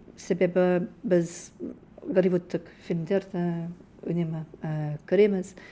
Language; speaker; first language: Kazakh; non-native, learner; English